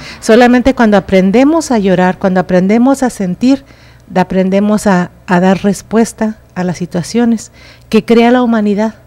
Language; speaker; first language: Spanish; native; Spanish